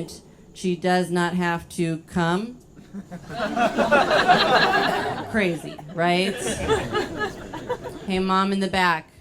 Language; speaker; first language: English; native; English